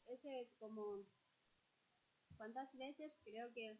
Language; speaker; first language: Spanish; non-native, fluent; Chinese